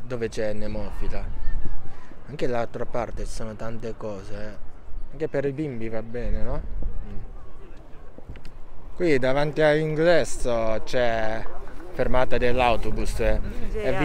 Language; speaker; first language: Italian; non-native, learner; Japanese